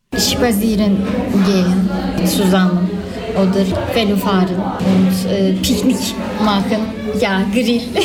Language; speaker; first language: German; non-native, learner; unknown